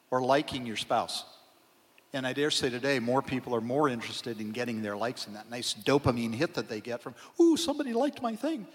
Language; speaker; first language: English; native; English